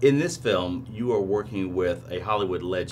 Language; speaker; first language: English; native; English